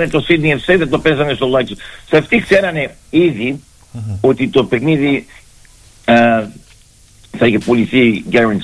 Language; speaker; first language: Greek; early bilingual, heritage; Greek